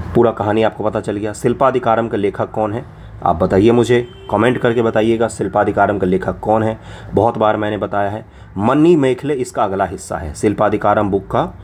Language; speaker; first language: Hindi; non-native, local second language; Maithili